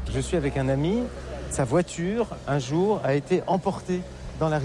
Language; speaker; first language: French; native; French